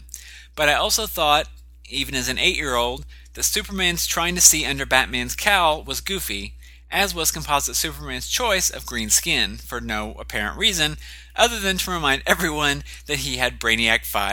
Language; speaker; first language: English; native; English